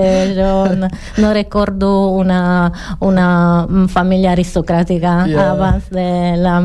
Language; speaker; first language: Catalan; non-native, learner; Italian